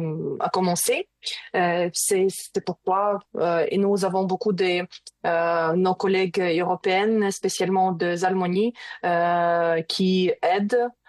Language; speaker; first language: French; non-native, learner; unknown